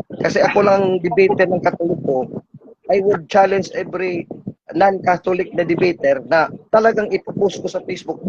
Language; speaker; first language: Filipino; non-native, local second language; Cebuano